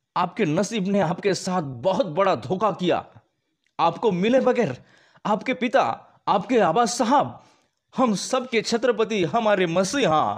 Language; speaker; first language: Hindi; non-native, local second language; Marathi